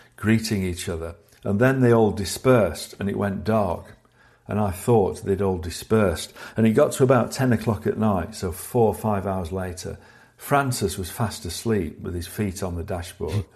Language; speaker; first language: English; native; English